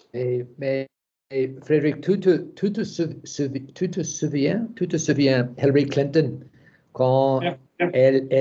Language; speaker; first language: French; non-native, learner; English